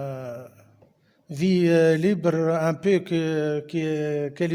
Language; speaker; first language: French; non-native, local second language; Arabic